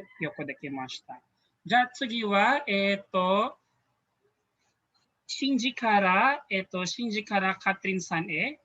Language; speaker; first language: Japanese; non-native, learner; Filipino